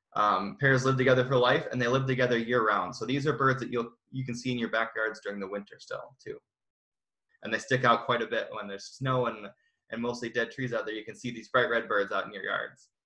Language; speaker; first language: English; native; English